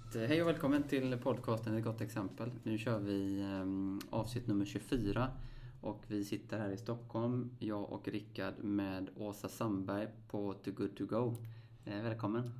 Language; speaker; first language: Swedish; native; Swedish